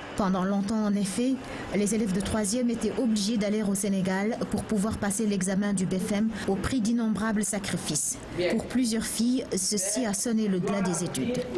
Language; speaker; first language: French; non-native, local second language; Wolof